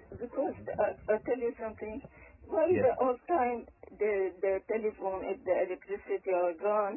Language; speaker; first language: English; early bilingual, other home language; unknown